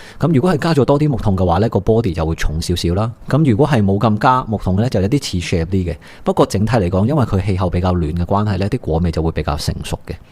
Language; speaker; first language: Cantonese; native; Cantonese